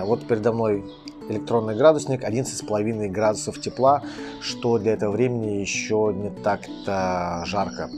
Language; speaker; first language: Russian; native; Russian